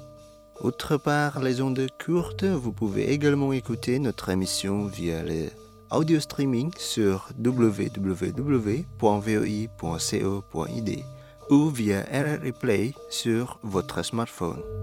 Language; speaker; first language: French; non-native, fluent; Indonesian